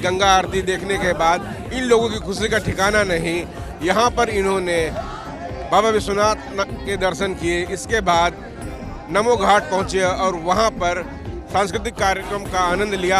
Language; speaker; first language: Hindi; native; Hindi